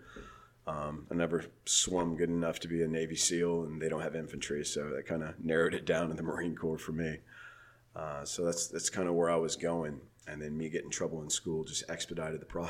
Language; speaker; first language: English; native; English